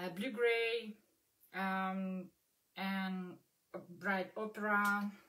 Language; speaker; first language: English; non-native, fluent; Russian